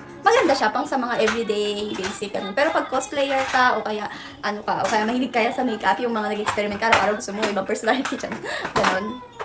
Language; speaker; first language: Filipino; native; Filipino